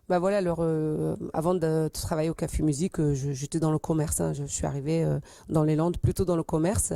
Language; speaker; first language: French; native; French